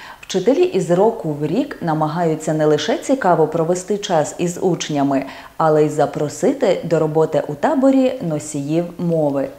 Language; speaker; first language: Ukrainian; native; Ukrainian